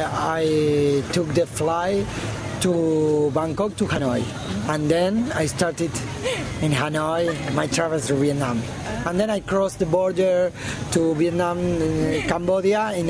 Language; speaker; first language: English; non-native, learner; Spanish